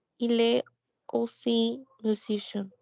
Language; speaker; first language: French; non-native, learner; Spanish